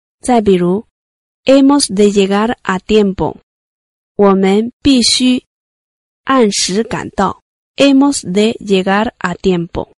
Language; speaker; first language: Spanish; non-native, fluent; Chinese